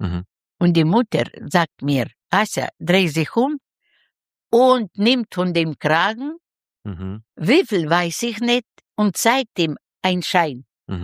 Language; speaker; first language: German; non-native, learner; Russian